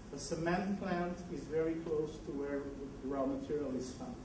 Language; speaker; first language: English; non-native, fluent; Dutch